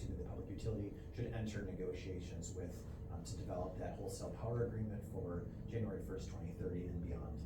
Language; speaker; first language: English; native; English